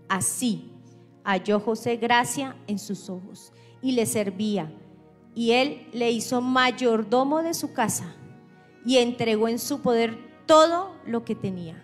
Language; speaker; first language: Spanish; native; Spanish